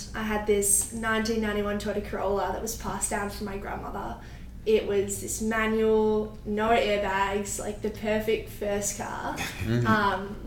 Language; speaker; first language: English; native; English